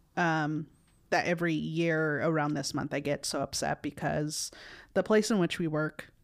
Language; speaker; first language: English; early bilingual, other home language; Spanish